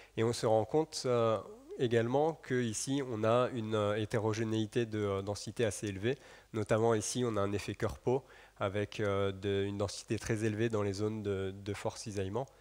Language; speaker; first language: French; native; French